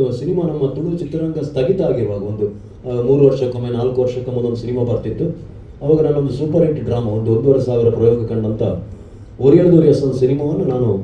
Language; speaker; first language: Kannada; non-native, local second language; Tulu